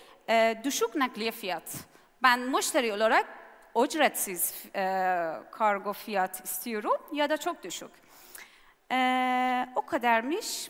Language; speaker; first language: Turkish; non-native, learner; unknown